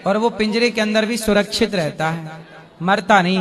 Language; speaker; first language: Hindi; native; Hindi